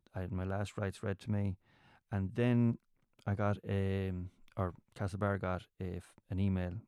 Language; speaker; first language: English; native; English